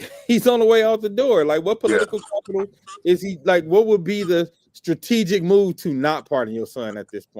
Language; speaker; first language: English; native; English